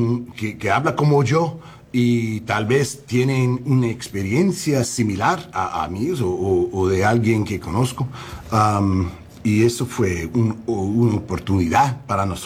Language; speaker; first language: Spanish; non-native, learner; English